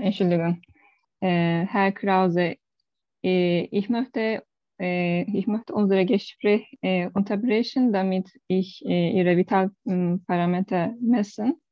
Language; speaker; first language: German; non-native, learner; Turkish